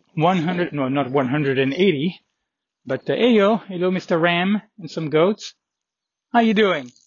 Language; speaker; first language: English; non-native, fluent; French